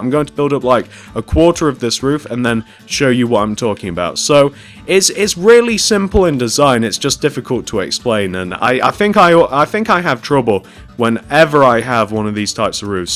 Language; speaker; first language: English; native; English